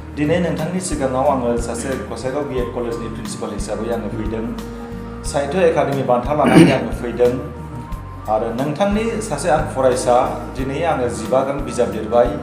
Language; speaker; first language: Bodo; native; Bodo